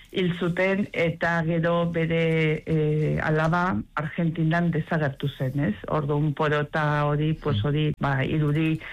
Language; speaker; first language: Basque; non-native, local second language; Spanish